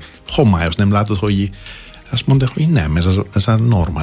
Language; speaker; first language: Hungarian; non-native, fluent; Greek